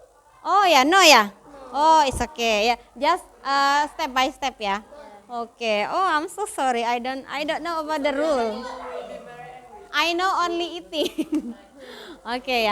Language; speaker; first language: English; non-native, fluent; Indonesian